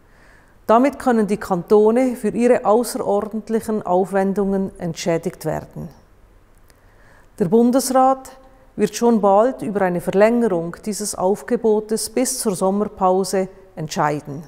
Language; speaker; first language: German; native; German